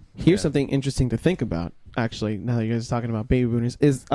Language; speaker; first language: English; native; English